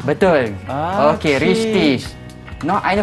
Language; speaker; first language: German; non-native, fluent; Malay